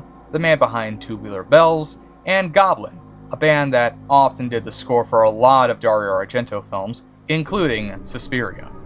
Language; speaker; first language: English; native; English